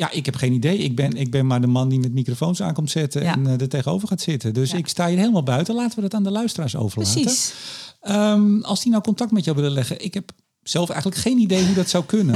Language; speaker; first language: Dutch; native; Dutch